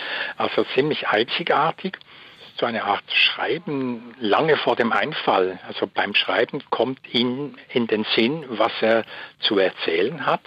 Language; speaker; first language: German; native; German